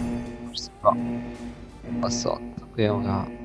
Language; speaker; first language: French; native; French